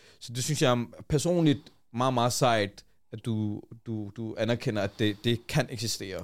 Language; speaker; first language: Danish; early bilingual, other home language; Urdu